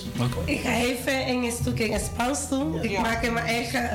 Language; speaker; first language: Dutch; non-native, learner; Spanish